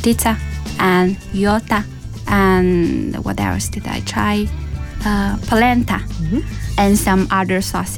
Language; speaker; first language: English; non-native, fluent; Chinese